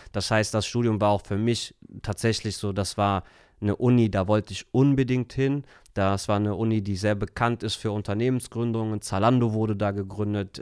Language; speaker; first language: German; early bilingual, other home language; Turkish